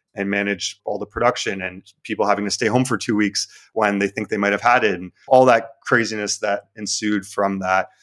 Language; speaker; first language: English; native; English